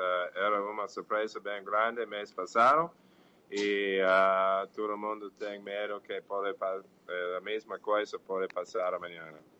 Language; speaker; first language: Portuguese; non-native, fluent; English